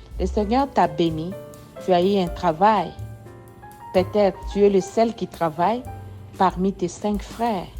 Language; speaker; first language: French; non-native, local second language; Lingala